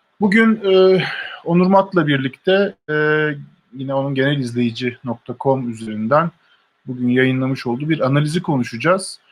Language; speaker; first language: Turkish; native; Turkish